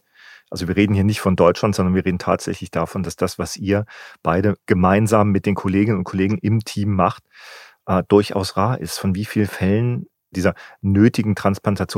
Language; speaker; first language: German; native; German